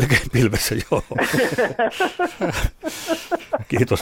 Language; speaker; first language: Finnish; native; Finnish